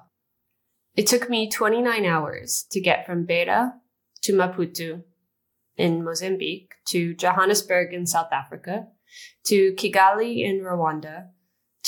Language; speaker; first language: English; native; English